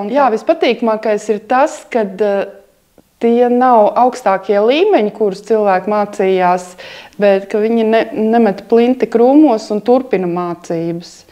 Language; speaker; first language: Latvian; native; Latvian